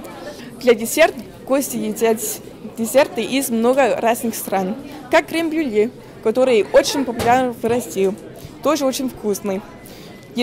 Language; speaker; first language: Russian; non-native, learner; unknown